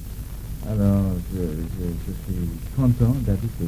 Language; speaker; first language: French; non-native, learner; English